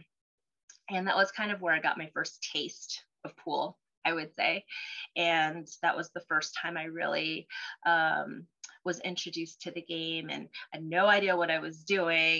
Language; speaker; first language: English; early bilingual, other home language; Cantonese